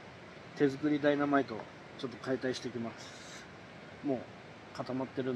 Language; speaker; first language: Japanese; native; Japanese